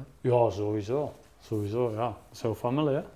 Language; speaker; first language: Dutch; non-native, fluent; Czech